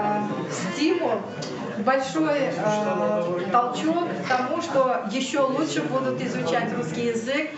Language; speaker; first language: Russian; non-native, local second language; Uzbek